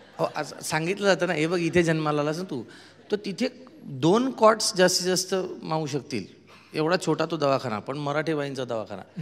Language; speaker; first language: Marathi; non-native, local second language; Marwari